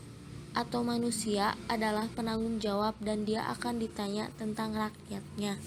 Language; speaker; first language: Indonesian; native; Indonesian